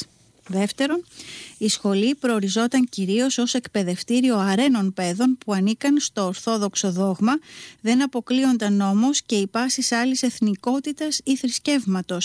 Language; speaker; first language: Greek; native; Greek